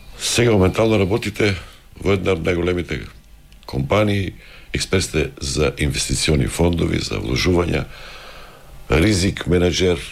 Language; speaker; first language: Macedonian; native; Macedonian